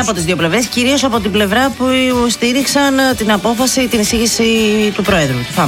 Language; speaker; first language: Greek; native; Greek